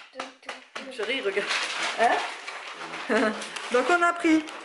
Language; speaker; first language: French; native; French